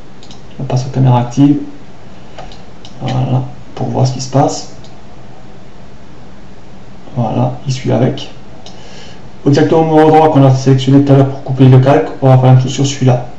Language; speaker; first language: French; native; French